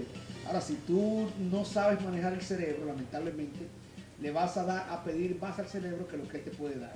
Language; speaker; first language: Spanish; native; Spanish